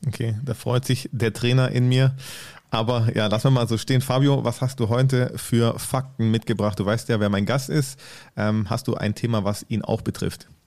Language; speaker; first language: German; native; German